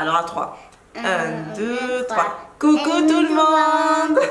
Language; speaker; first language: French; native; French